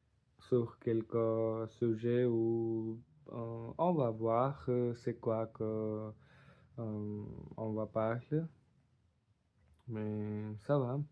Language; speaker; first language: French; non-native, learner; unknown